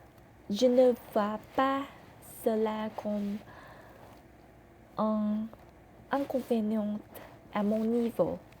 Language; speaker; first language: French; non-native, learner; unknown